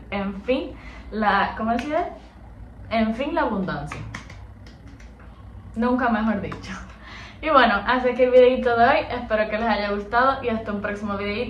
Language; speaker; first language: Spanish; native; Spanish